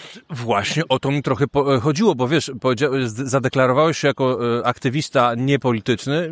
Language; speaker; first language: Polish; native; Polish